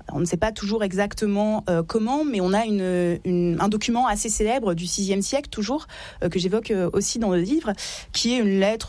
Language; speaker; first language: French; native; French